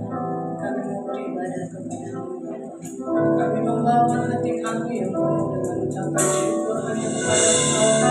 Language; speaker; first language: Indonesian; native; Indonesian